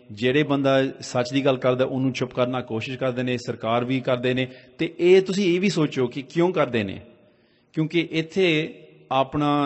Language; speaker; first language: Punjabi; early bilingual, heritage; Punjabi